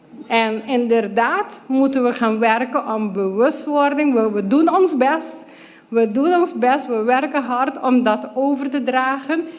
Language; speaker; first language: Dutch; non-native, local second language; Papiamento